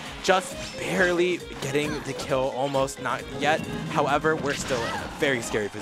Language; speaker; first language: English; native; English